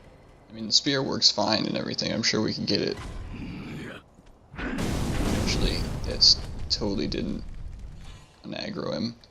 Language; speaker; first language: English; native; English